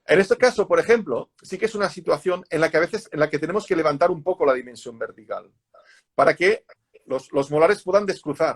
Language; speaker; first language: Spanish; native; Spanish